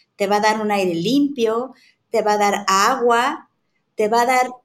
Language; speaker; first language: Spanish; native; Spanish